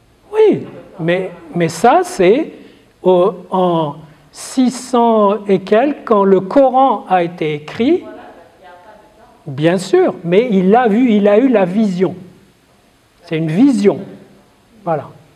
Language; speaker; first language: French; non-native, local second language; Arabic